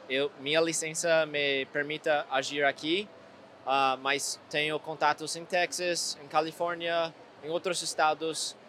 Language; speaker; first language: Portuguese; non-native, fluent; English